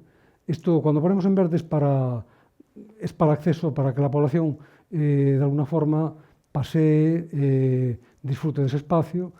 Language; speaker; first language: Spanish; native; Spanish